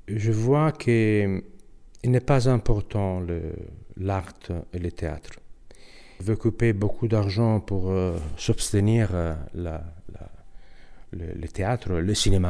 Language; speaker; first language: French; non-native, learner; Italian